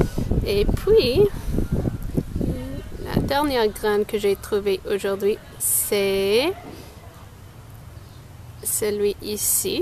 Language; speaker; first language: French; non-native, local second language; English